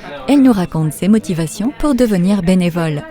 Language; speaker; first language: French; native; French